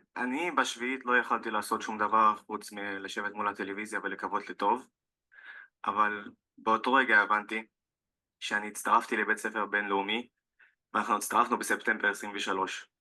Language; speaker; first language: Hebrew; non-native, local second language; Arabic